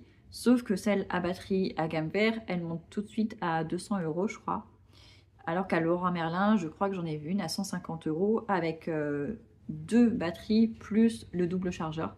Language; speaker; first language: French; native; French